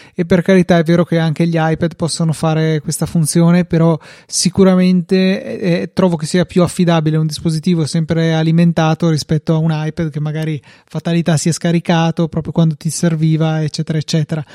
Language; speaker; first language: Italian; native; Italian